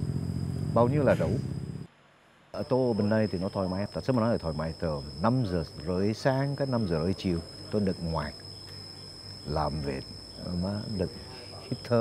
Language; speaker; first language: Vietnamese; non-native, fluent; Malay